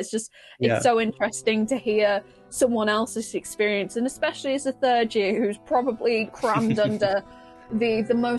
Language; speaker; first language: English; native; English